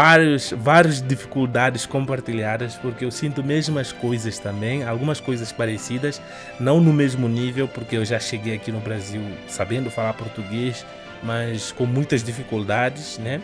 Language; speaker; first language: Portuguese; non-native, fluent; Upper Guinea Crioulo